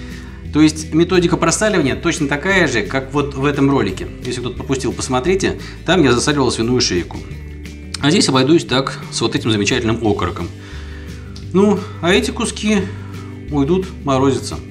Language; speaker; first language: Russian; native; Russian